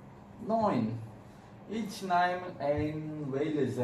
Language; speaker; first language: German; non-native, learner; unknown